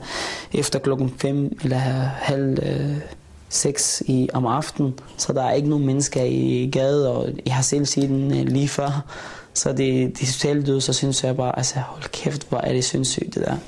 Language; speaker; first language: Danish; non-native, fluent; Arabic